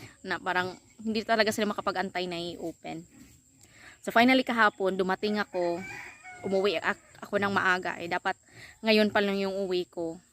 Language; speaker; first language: Filipino; non-native, local second language; Cebuano